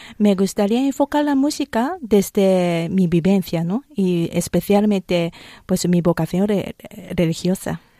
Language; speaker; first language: Spanish; non-native, fluent; Japanese